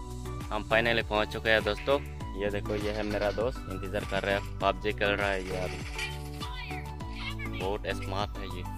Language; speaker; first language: Hindi; non-native, local second language; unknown